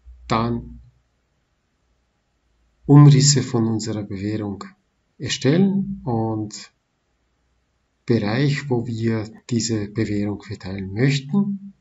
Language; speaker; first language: German; non-native, fluent; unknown